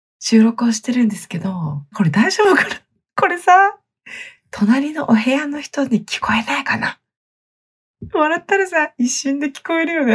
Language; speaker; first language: Japanese; native; Japanese